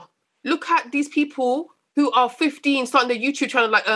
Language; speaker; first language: English; native; English